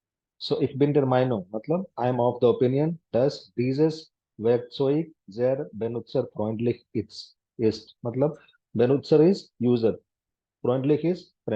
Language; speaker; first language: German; non-native, fluent; Hindi